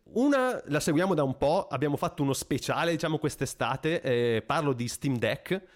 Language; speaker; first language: Italian; native; Italian